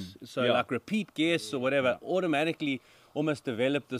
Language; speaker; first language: English; native; English